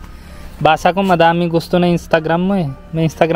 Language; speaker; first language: Filipino; non-native, learner; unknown